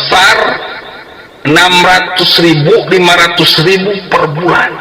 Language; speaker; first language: Indonesian; native; Indonesian